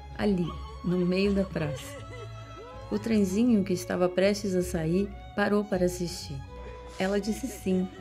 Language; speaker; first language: Portuguese; native; Portuguese